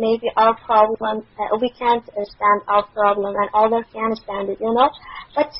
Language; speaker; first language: English; non-native, learner; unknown